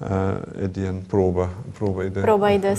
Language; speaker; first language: Hungarian; non-native, fluent; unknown